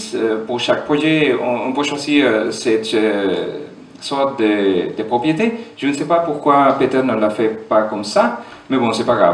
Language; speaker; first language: French; non-native, fluent; German